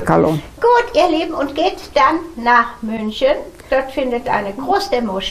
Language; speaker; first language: German; native; German